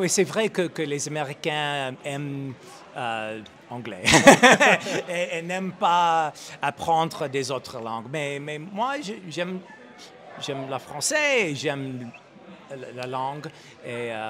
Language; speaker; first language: French; non-native, learner; English